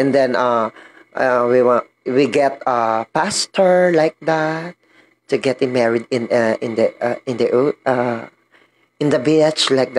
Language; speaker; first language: English; non-native, learner; Filipino